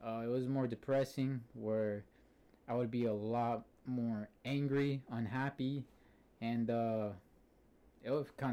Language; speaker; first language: English; native; English